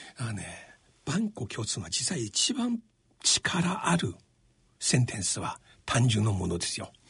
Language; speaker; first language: Japanese; non-native, fluent; Chinese